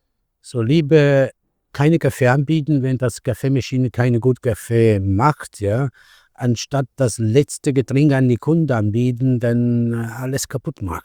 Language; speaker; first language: German; non-native, fluent; Italian